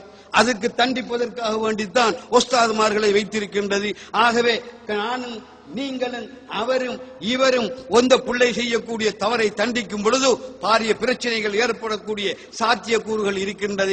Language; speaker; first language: Tamil; native; Tamil